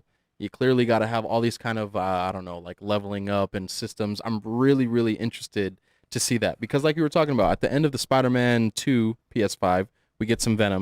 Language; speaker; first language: English; native; English